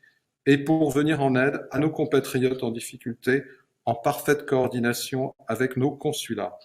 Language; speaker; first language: French; native; French